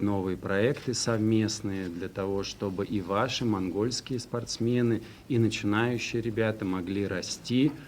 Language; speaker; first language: Russian; native; Russian